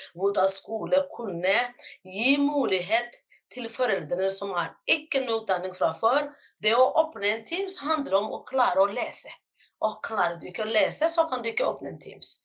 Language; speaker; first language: Norwegian; non-native, fluent; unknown